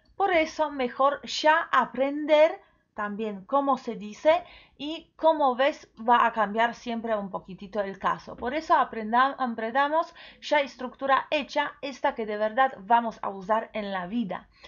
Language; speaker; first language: Spanish; non-native, fluent; Polish